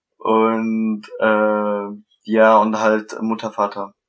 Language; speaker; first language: German; non-native, learner; Arabic